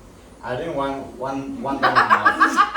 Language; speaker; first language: English; non-native, learner; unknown